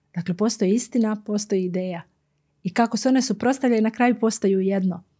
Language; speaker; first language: Croatian; native; Croatian